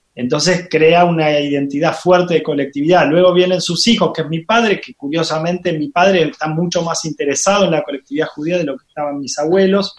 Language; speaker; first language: Spanish; native; Spanish